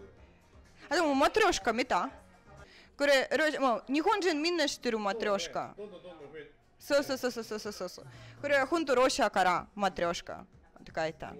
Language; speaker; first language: Japanese; non-native, learner; Russian